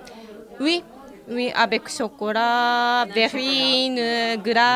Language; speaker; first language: French; non-native, learner; Japanese